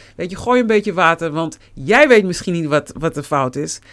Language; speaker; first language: Dutch; native; Dutch